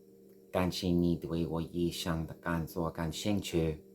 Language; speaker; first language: Chinese; non-native, learner; English